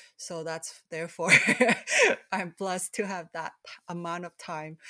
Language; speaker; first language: English; early bilingual, other home language; Cantonese